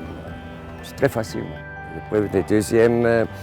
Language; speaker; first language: French; non-native, fluent; German